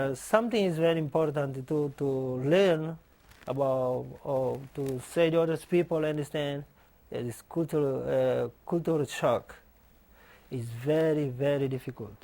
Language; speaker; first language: English; non-native, learner; Portuguese